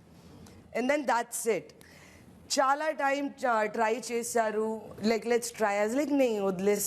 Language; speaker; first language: Telugu; non-native, fluent; Hindi